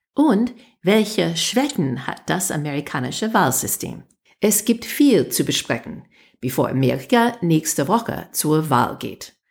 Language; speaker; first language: German; non-native, learner; English